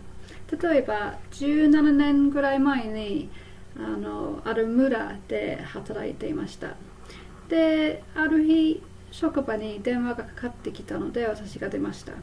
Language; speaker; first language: Japanese; non-native, fluent; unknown